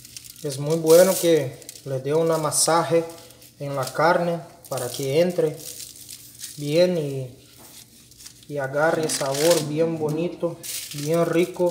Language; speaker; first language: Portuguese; non-native, learner; Spanish